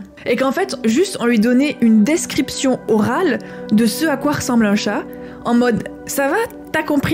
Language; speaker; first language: French; native; French